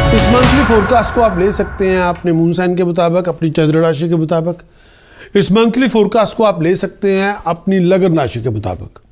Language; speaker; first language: Hindi; native; Hindi